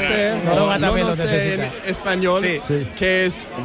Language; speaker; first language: Spanish; non-native, learner; English